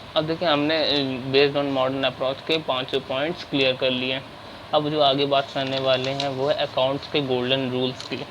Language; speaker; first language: Hindi; native; Hindi